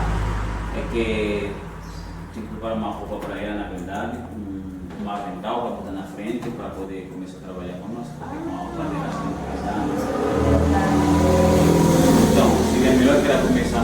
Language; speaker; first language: Portuguese; non-native, learner; Haitian Creole